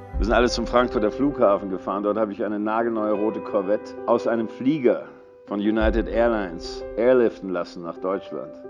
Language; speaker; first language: German; early bilingual, other home language; English